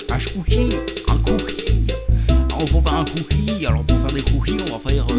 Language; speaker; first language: French; native; French